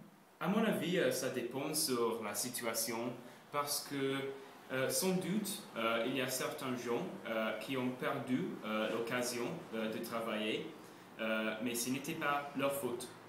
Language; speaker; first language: French; non-native, learner; English